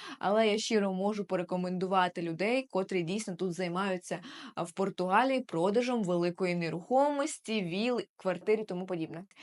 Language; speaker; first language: Ukrainian; native; Ukrainian